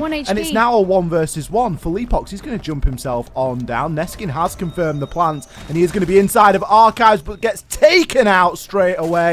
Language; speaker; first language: English; native; English